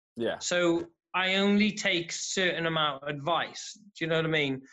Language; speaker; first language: English; native; English